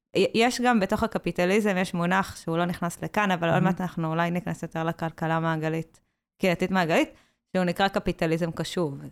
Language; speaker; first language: Hebrew; native; Hebrew